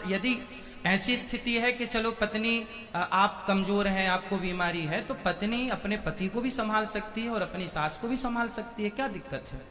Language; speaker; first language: Hindi; native; Hindi